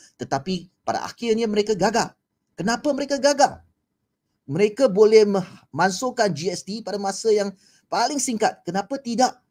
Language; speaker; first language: Malay; non-native, local second language; Chinese